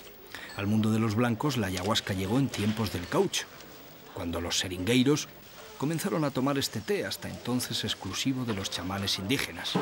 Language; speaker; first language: Spanish; native; Spanish